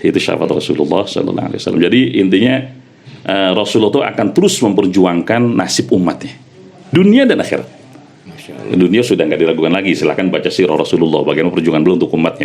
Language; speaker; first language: Indonesian; native; Indonesian